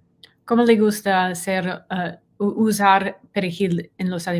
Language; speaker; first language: Spanish; non-native, learner; English